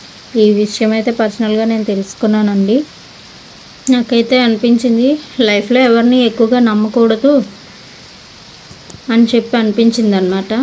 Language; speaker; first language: Telugu; native; Telugu